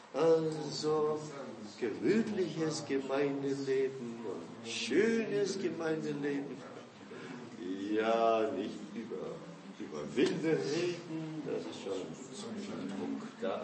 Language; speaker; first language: German; non-native, fluent; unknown